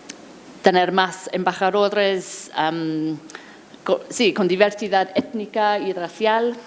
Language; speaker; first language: Spanish; non-native, fluent; English